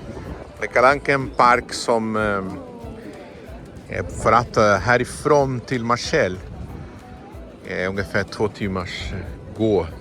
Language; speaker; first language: Swedish; non-native, fluent; Portuguese